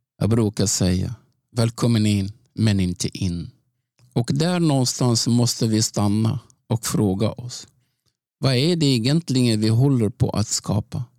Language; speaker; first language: Swedish; non-native, fluent; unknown